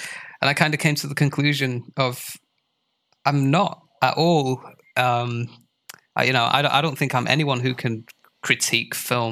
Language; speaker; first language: English; native; English